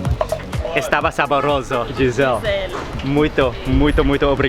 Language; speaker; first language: Portuguese; non-native, learner; English